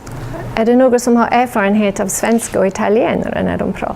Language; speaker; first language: Swedish; non-native, fluent; English